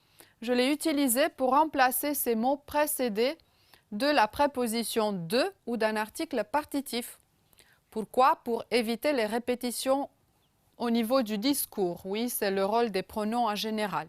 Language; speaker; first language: French; non-native, fluent; Romanian